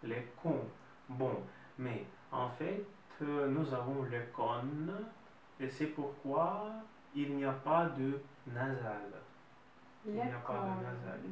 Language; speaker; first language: French; non-native, fluent; Russian